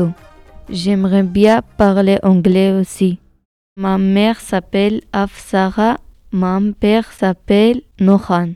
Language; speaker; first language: French; non-native, learner; Pashto